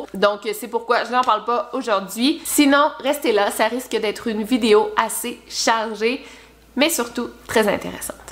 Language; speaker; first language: French; native; French